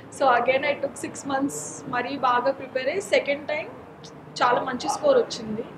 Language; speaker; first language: Telugu; non-native, local second language; Marathi